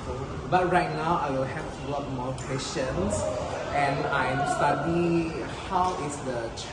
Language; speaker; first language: English; non-native, learner; Indonesian